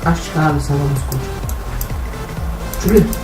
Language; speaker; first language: Bulgarian; native; Bulgarian